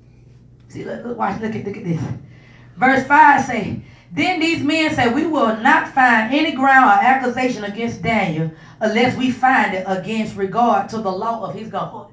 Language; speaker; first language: English; native; English